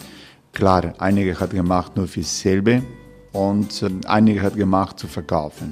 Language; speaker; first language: German; non-native, learner; Croatian